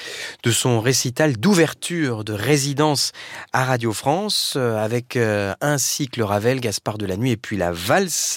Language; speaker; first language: French; native; French